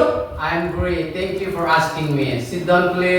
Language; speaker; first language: English; non-native, learner; Indonesian